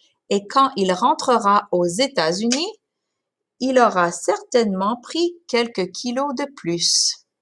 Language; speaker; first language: French; non-native, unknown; English